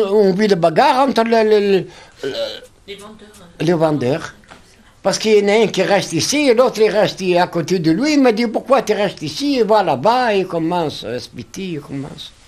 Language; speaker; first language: French; non-native, learner; Arabic